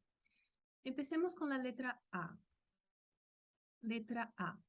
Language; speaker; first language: Spanish; non-native, fluent; Portuguese